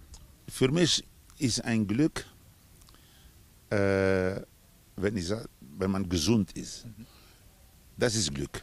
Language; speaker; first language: German; non-native, fluent; Spanish